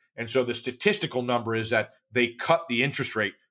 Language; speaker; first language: English; native; English